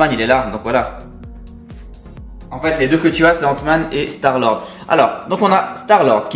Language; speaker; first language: French; native; French